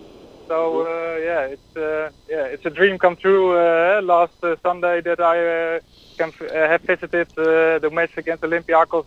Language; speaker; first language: English; non-native, fluent; Dutch